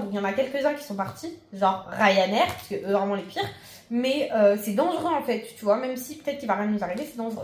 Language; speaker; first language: French; native; French